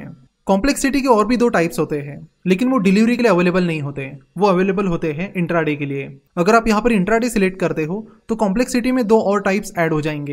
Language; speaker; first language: Hindi; non-native, local second language; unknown